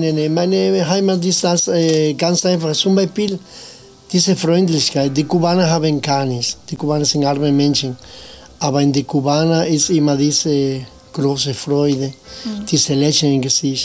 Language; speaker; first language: German; non-native, learner; Spanish